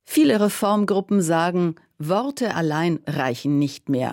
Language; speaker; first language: German; native; German